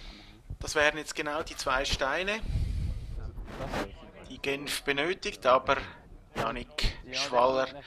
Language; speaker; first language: German; native; German